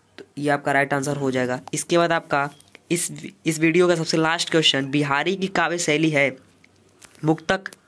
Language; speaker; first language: Hindi; native; Hindi